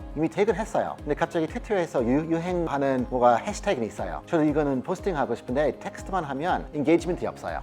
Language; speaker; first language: Korean; non-native, fluent; English